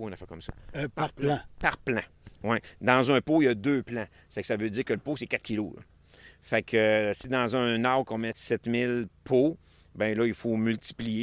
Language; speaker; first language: French; native; French